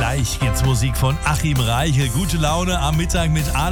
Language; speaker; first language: German; native; German